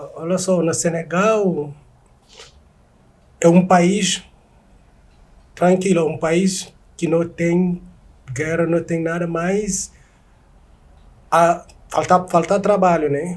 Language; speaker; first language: Portuguese; non-native, learner; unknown